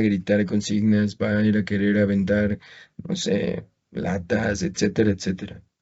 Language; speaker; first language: Spanish; native; Spanish